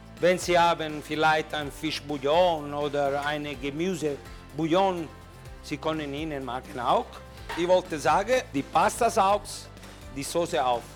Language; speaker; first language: German; non-native, learner; Italian